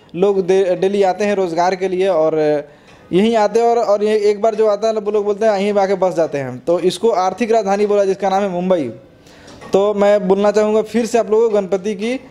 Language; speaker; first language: Hindi; native; Hindi